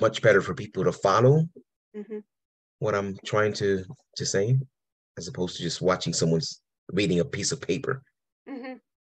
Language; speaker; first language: English; early bilingual, other home language; Spanish